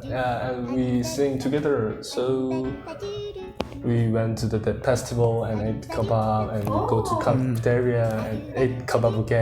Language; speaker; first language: English; non-native, learner; Korean